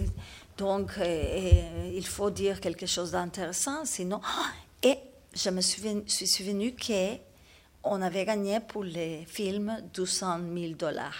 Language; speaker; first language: French; non-native, learner; Spanish